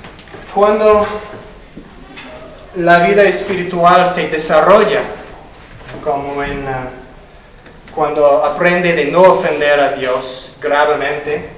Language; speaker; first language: Spanish; non-native, fluent; English